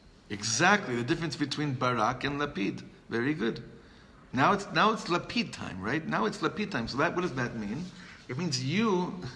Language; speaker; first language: English; native; English